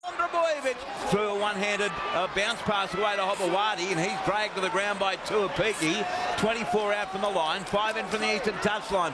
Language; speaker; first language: English; native; English